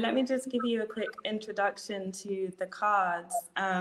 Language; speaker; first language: English; native; English